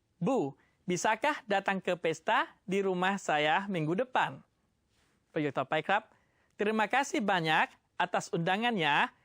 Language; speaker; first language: Indonesian; non-native, fluent; Thai